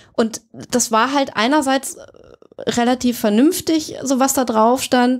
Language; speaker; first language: German; native; German